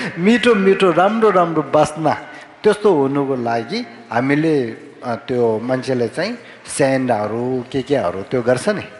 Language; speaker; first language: Nepali; non-native, fluent; Tibetan